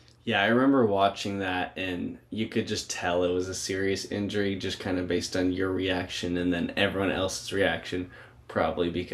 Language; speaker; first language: English; native; English